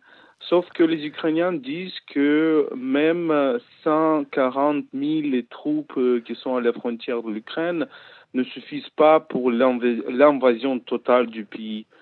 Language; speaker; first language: French; non-native, fluent; Ukrainian